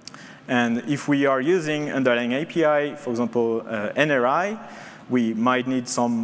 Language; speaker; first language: English; non-native, fluent; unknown